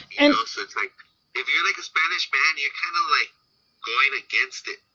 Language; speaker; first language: English; early bilingual, other home language; Spanish